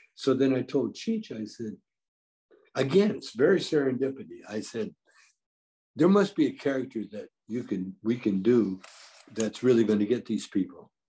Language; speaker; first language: English; native; English